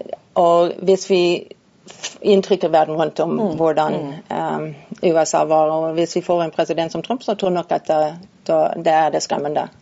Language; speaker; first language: Norwegian; non-native, fluent; English